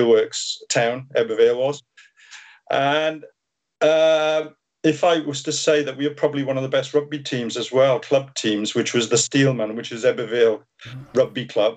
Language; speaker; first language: English; native; English